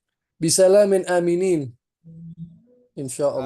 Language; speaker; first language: Arabic; non-native, fluent; Indonesian